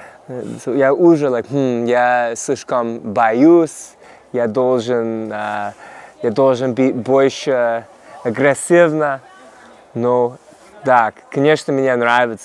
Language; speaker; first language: Russian; non-native, learner; English